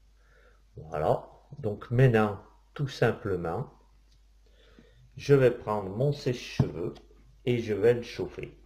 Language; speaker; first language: French; native; French